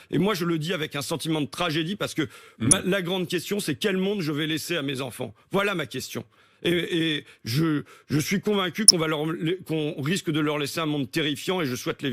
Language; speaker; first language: French; native; French